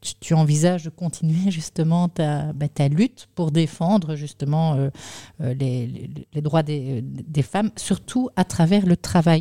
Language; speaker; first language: French; native; French